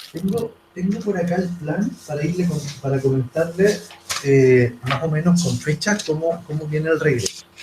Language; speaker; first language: Spanish; native; Spanish